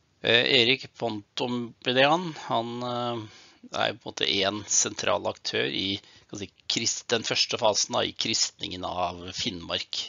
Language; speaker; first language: Norwegian; native; Norwegian